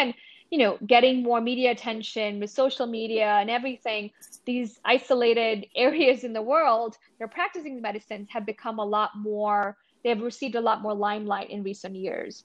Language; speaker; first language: English; non-native, local second language; Gujarati